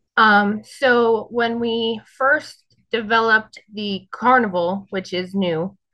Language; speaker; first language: English; native; English